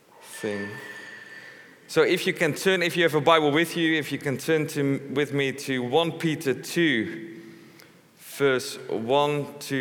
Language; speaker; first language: English; non-native, fluent; Dutch